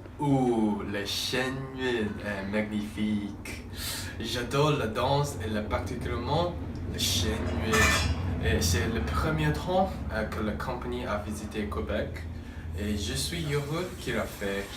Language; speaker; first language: French; non-native, learner; English